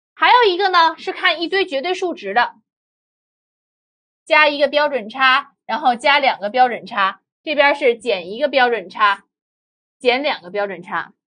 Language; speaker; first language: Chinese; native; Chinese